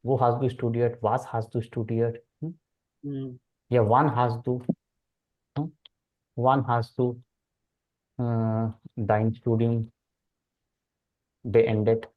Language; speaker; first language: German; non-native, fluent; Hindi